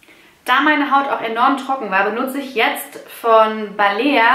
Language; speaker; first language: German; native; German